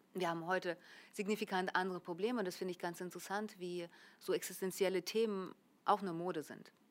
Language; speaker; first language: German; early bilingual, other home language; Russian